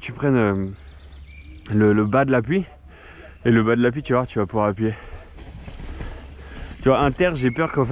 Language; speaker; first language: French; native; French